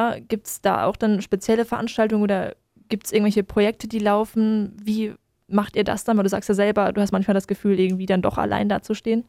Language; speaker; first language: German; native; German